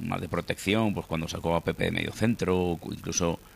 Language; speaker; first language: Spanish; native; Spanish